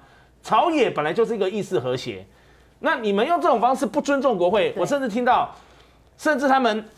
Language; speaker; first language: Chinese; native; Chinese